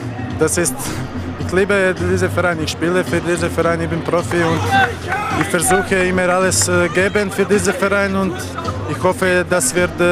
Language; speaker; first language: German; non-native, learner; Croatian